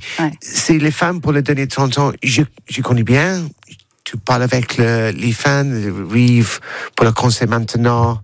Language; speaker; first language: French; non-native, learner; English